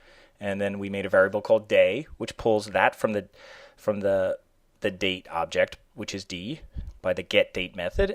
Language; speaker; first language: English; native; English